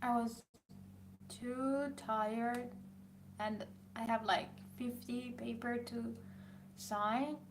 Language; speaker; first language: English; non-native, fluent; Persian